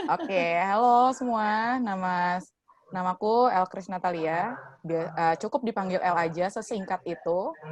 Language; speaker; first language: Indonesian; native; Indonesian